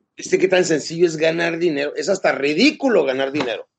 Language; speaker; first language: Spanish; native; Spanish